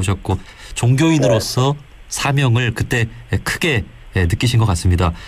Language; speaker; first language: Korean; native; Korean